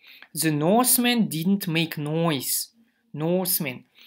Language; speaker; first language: English; non-native, fluent; Kazakh